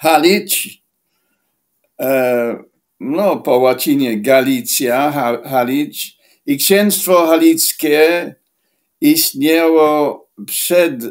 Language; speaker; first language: Polish; non-native, fluent; English